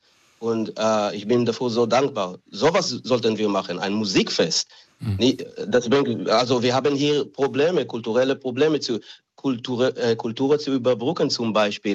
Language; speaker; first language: German; non-native, fluent; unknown